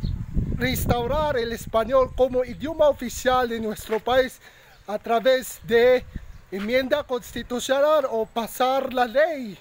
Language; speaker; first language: Spanish; non-native, local second language; Filipino